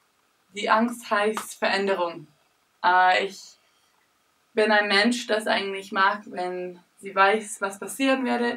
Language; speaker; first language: German; non-native, learner; English